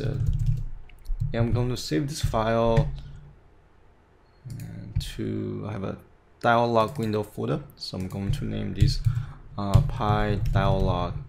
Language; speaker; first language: English; non-native, fluent; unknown